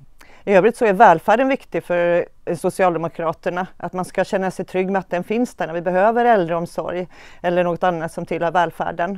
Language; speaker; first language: Swedish; native; Swedish